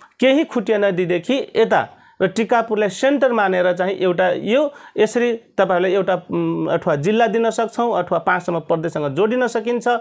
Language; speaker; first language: Nepali; non-native, local second language; Rana Tharu